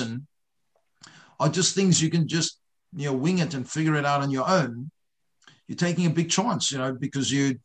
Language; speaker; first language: English; native; English